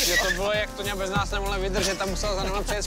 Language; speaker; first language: Czech; native; Czech